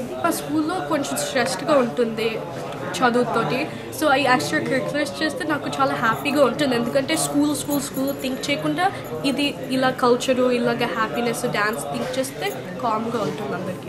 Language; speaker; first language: Telugu; early bilingual, heritage; Telugu